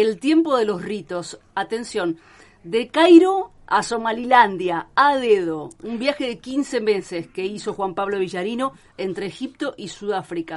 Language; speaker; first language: Spanish; native; Spanish